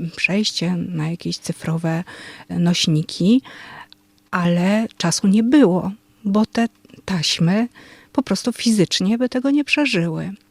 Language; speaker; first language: Polish; native; Polish